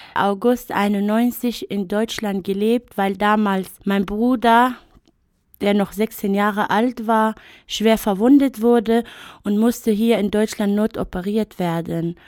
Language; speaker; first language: German; non-native, fluent; Arabic